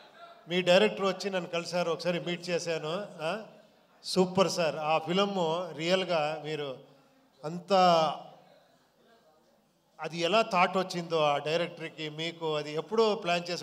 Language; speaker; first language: Telugu; non-native, local second language; Kannada